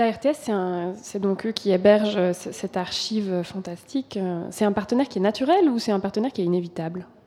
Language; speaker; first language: French; native; French